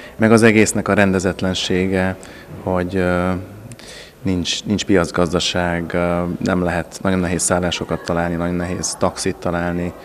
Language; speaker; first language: Hungarian; native; Hungarian